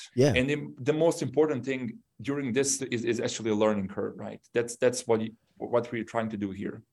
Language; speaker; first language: English; non-native, fluent; Bosnian